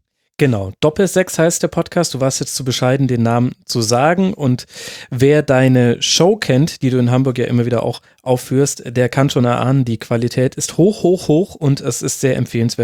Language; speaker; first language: German; native; German